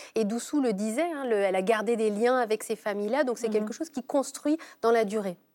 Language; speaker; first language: French; native; French